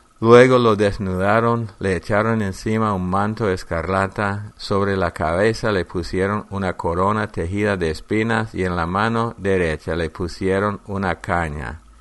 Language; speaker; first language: Spanish; non-native, fluent; English